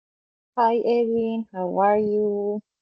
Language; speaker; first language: English; non-native, fluent; Spanish